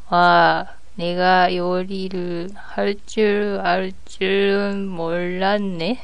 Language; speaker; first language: Korean; non-native, learner; Japanese